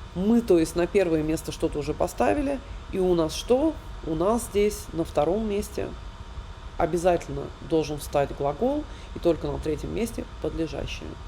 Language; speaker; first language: Russian; native; Russian